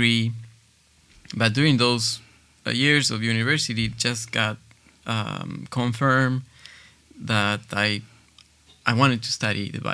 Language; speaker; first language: English; non-native, fluent; Spanish